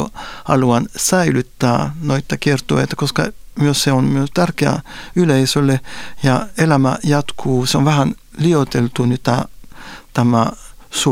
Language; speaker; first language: Finnish; non-native, fluent; French